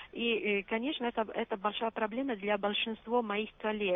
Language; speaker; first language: Russian; non-native, fluent; Italian